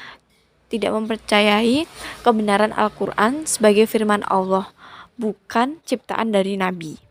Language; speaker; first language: Indonesian; native; Indonesian